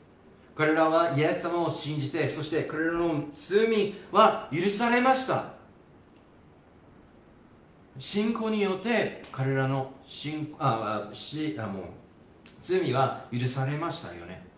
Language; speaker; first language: Japanese; non-native, fluent; English